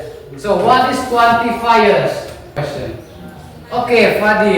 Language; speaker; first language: English; non-native, learner; Indonesian